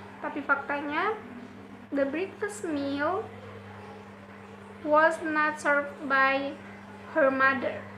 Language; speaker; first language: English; non-native, learner; Indonesian